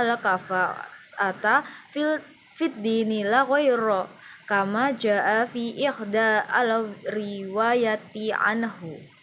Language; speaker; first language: Arabic; non-native, learner; Indonesian